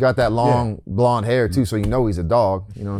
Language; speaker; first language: English; native; English